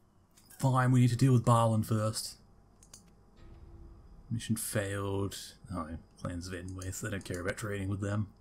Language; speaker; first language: English; native; English